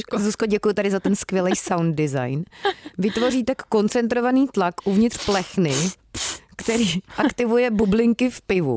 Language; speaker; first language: Czech; native; Czech